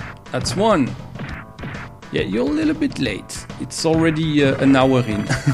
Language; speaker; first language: English; non-native, fluent; French